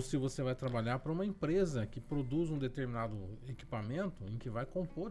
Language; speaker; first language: Portuguese; native; Portuguese